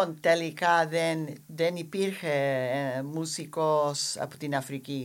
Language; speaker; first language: Greek; non-native, fluent; English